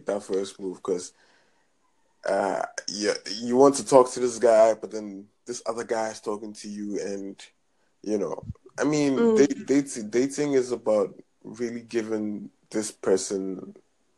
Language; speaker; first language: English; non-native, local second language; Akan